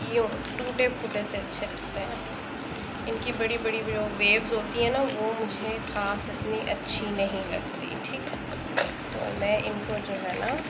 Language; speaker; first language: Urdu; non-native, local second language; Punjabi